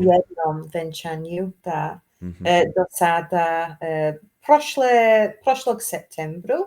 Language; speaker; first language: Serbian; non-native, learner; English